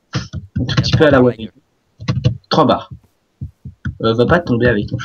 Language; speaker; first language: French; native; French